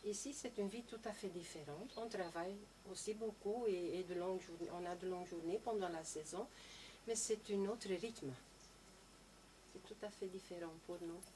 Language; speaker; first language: French; non-native, local second language; Dutch